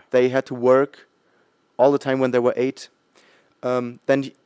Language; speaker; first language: English; non-native, fluent; German